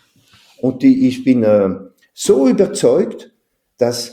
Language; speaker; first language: German; non-native, fluent; French